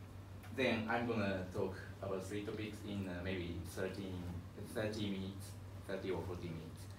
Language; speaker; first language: English; non-native, learner; Japanese